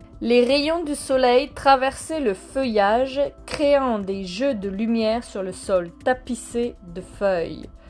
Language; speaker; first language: French; native; French